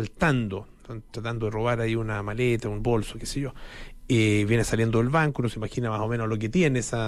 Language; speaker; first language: Spanish; native; Spanish